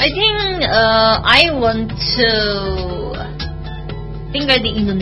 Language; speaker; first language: English; non-native, learner; Korean